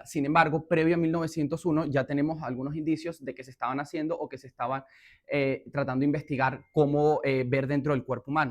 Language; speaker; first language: Spanish; native; Spanish